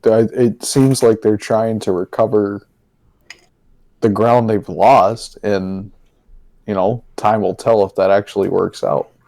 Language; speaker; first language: English; native; English